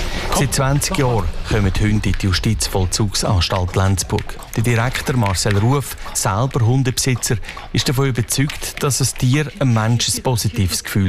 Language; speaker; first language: German; native; German